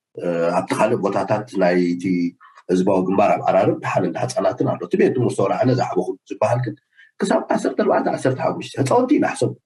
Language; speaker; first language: Tigrinya; native; Tigrinya